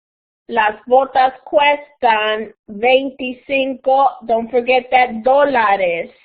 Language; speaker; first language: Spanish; non-native, fluent; English